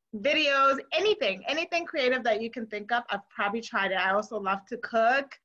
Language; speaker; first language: English; non-native, local second language; Shona